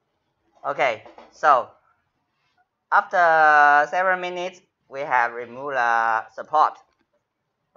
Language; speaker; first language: English; non-native, fluent; Chinese